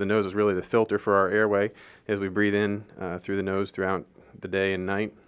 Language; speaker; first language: English; native; English